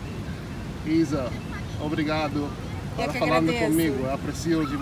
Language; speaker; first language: Portuguese; non-native, learner; English